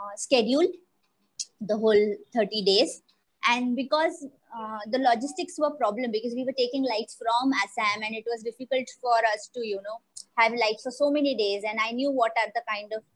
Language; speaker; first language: English; non-native, local second language; Marathi